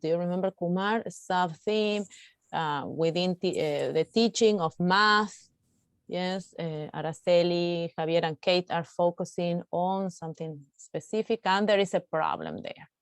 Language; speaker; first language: English; non-native, fluent; Spanish